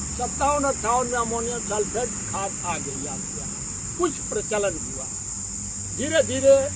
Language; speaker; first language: Hindi; native; Hindi